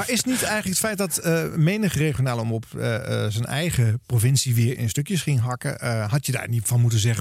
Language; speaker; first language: Dutch; native; Dutch